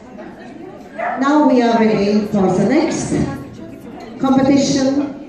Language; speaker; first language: English; non-native, learner; Latvian